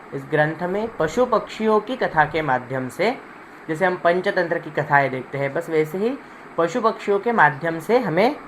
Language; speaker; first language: Hindi; non-native, local second language; Marathi